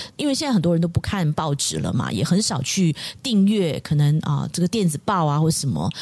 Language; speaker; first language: Chinese; native; Chinese